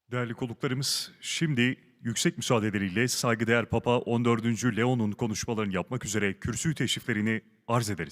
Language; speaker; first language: Turkish; native; Turkish